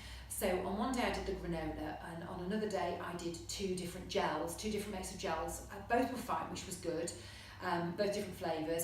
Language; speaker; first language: English; native; English